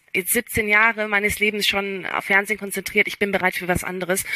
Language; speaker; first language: German; early bilingual, other home language; English